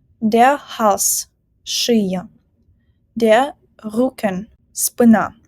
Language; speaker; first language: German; non-native, fluent; Ukrainian